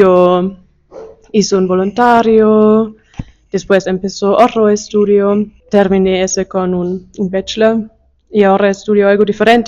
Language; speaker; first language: Spanish; non-native, fluent; German